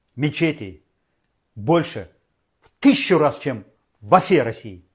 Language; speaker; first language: Russian; non-native, local second language; Uzbek